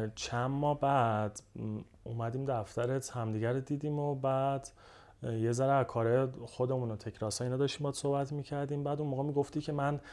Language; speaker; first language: Persian; native; Persian